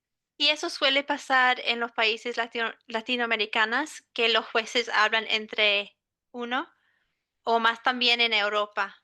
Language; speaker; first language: Spanish; non-native, fluent; English